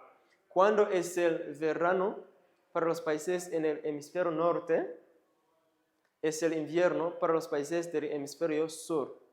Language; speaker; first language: Spanish; non-native, fluent; Kinyarwanda